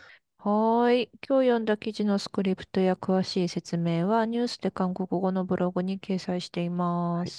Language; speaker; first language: Japanese; early bilingual, other home language; Korean